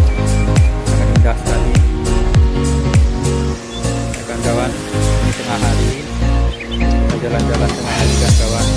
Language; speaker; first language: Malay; non-native, local second language; Minangkabau